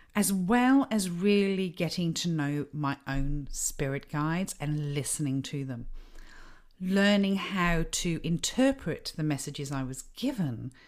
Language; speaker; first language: English; native; English